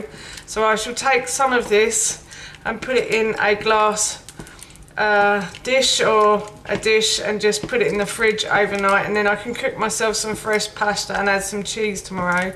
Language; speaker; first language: English; native; English